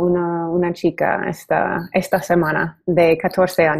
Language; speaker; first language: Spanish; non-native, learner; English